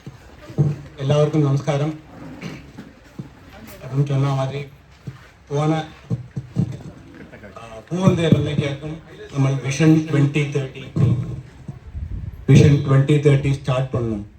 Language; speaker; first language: Malayalam; non-native, local second language; Tamil